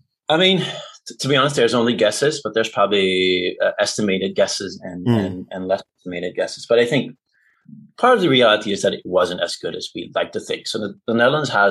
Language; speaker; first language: English; non-native, fluent; Dutch